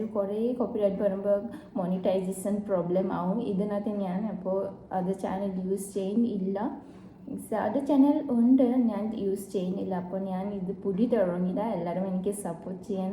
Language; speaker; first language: Malayalam; non-native, learner; Bodo